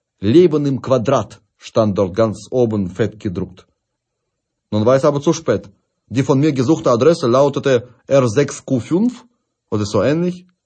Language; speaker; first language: German; non-native, fluent; Russian